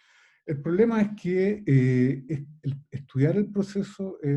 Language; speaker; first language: Spanish; native; Spanish